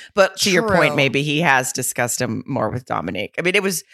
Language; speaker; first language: English; native; English